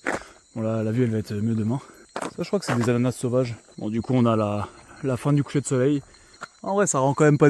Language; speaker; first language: French; native; French